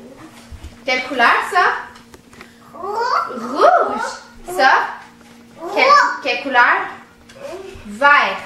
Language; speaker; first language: French; native; French